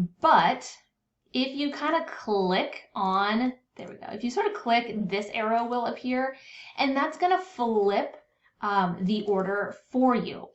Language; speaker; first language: English; native; English